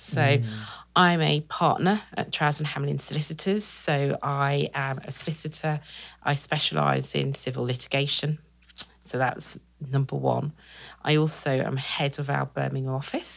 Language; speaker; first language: English; native; English